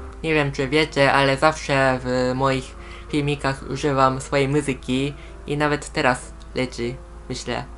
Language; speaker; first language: Polish; non-native, fluent; Japanese